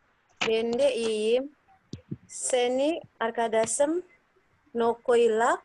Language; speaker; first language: Turkish; non-native, learner; Indonesian